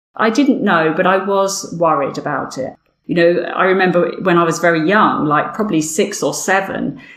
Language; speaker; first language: English; native; English